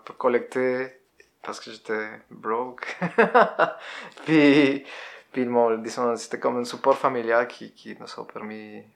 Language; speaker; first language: French; non-native, fluent; Spanish